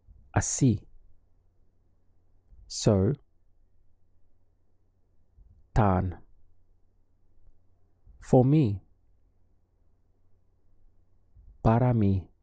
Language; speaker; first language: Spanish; non-native, fluent; English